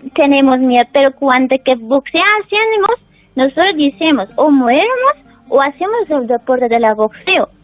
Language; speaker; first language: Spanish; non-native, learner; Persian